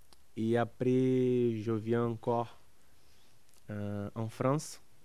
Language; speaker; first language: French; non-native, learner; Portuguese